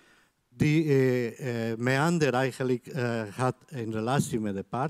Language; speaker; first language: Dutch; non-native, fluent; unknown